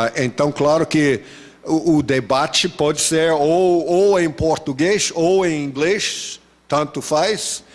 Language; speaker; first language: Portuguese; non-native, fluent; English